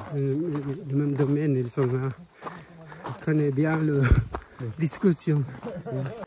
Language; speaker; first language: French; non-native, learner; Filipino